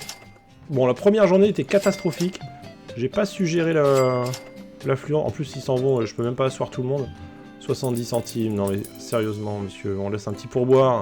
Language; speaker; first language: French; native; French